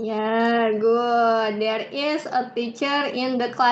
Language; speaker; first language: English; non-native, fluent; Indonesian